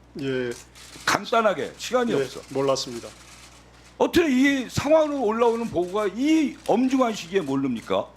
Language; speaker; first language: Korean; native; Korean